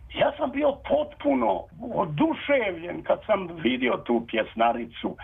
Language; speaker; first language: Serbian; native; Serbian